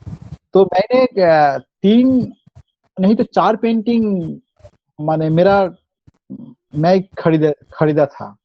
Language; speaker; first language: Hindi; non-native, local second language; Bangla